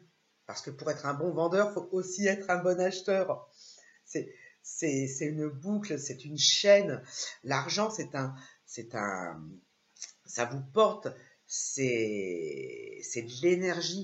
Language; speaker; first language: French; native; French